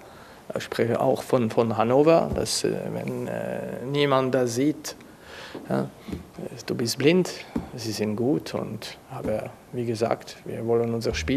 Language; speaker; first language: German; non-native, fluent; French